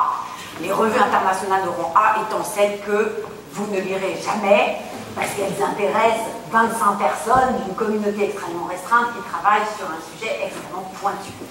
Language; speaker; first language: French; native; French